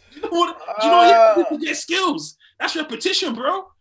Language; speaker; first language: English; native; English